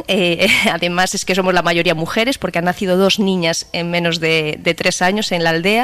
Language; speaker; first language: Spanish; native; Spanish